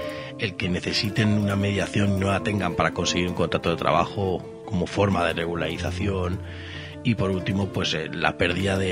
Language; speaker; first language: Spanish; native; Spanish